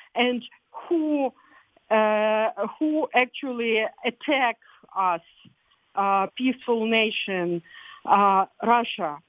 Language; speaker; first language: English; non-native, fluent; Ukrainian